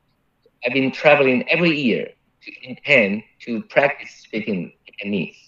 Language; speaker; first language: English; non-native, fluent; Chinese